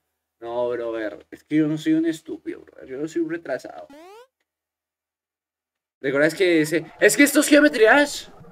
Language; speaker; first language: Spanish; native; Spanish